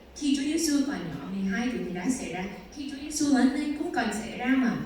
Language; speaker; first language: Vietnamese; early bilingual, heritage; Vietnamese